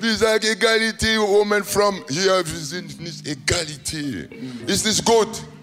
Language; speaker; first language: German; non-native, learner; Lingala